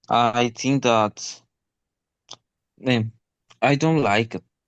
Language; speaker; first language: English; non-native, learner; Spanish